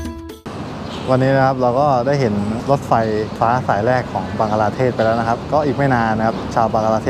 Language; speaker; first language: Thai; native; Thai